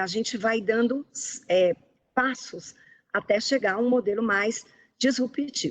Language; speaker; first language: Portuguese; native; Portuguese